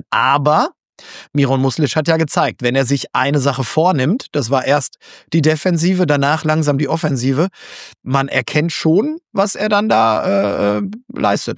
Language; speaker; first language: German; native; German